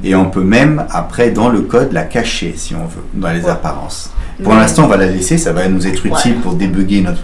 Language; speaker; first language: French; native; French